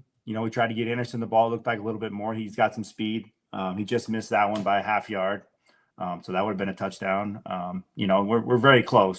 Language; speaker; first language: English; native; English